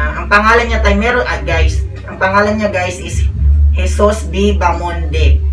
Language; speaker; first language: Filipino; native; Filipino